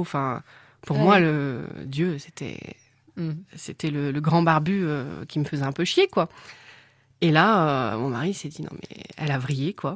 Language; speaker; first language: French; native; French